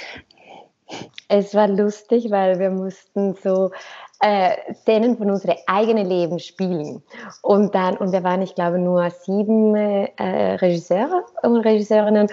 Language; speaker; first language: German; non-native, fluent; Spanish